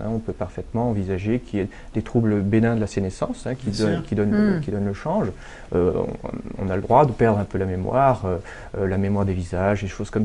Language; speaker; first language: French; native; French